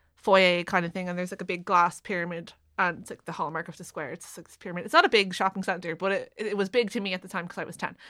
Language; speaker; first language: English; native; English